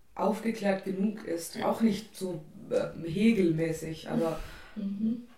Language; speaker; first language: German; non-native, fluent; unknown